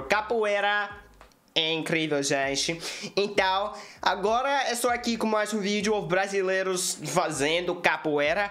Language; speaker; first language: Portuguese; non-native, learner; English